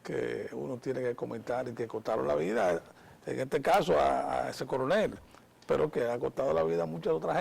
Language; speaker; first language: Spanish; native; Spanish